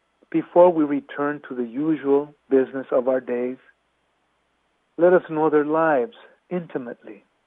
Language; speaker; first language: English; early bilingual, other home language; Spanish